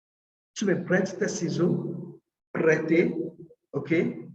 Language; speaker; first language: French; non-native, fluent; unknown